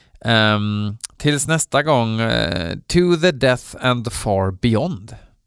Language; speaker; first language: Swedish; native; Swedish